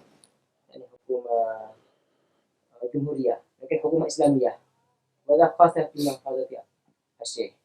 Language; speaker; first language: Arabic; non-native, fluent; Indonesian